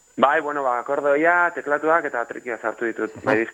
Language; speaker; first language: Basque; native; Basque